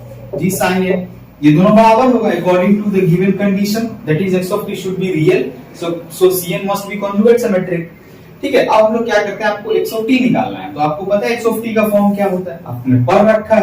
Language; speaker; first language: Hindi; native; Hindi